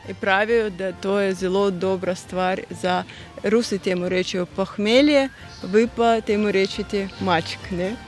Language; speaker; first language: Slovenian; non-native, fluent; Russian